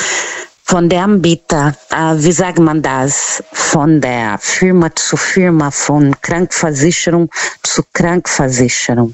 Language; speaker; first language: German; non-native, fluent; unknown